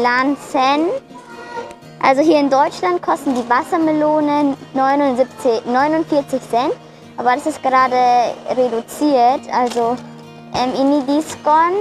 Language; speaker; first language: German; early bilingual, other home language; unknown